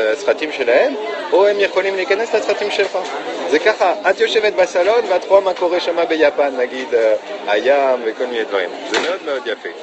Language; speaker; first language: Hebrew; non-native, fluent; French